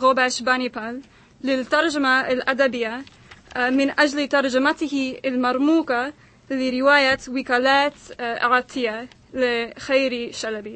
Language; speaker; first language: Arabic; non-native, fluent; English